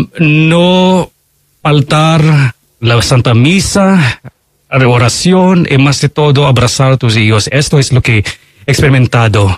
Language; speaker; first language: Spanish; non-native, fluent; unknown